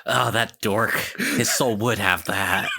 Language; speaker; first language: English; native; English